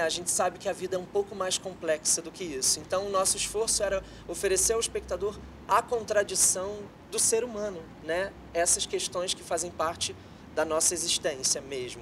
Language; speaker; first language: Portuguese; native; Portuguese